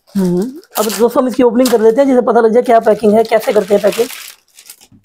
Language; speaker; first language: Hindi; native; Hindi